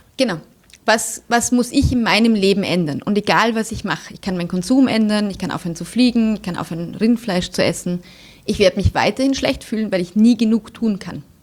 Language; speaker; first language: German; native; German